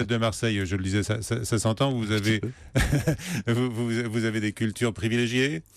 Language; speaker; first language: French; native; French